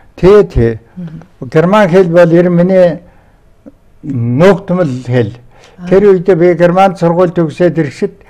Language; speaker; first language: Mongolian; non-native, local second language; Tuvinian